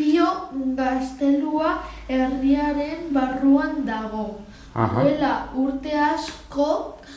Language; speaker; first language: Basque; non-native, local second language; Spanish